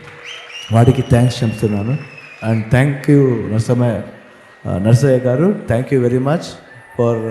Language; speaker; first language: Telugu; non-native, learner; Kannada